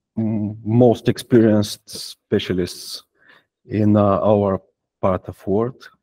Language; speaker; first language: English; non-native, fluent; Bulgarian